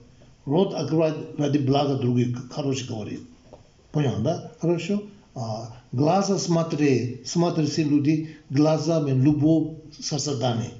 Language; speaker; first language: Russian; non-native, learner; Tibetan